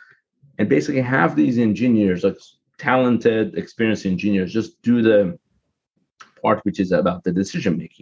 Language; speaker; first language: English; non-native, fluent; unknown